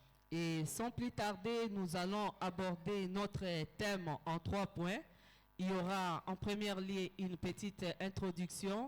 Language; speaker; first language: French; non-native, local second language; Lingala